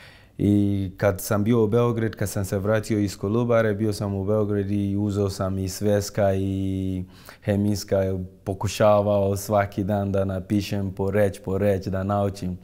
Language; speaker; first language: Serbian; non-native, fluent; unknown